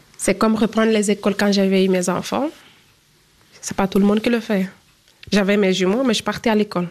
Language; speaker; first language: French; non-native, fluent; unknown